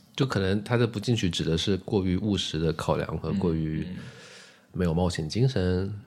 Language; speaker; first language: Chinese; native; Chinese